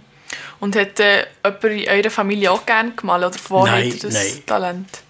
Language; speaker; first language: German; native; German